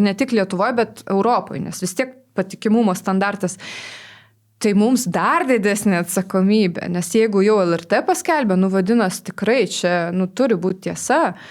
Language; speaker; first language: Lithuanian; non-native, local second language; Polish